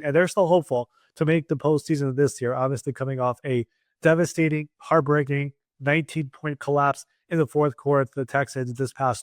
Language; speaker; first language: English; native; English